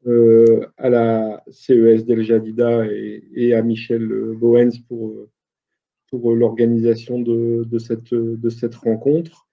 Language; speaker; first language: French; native; French